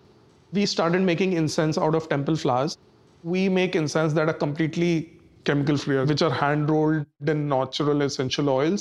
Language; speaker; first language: English; non-native, local second language; Hindi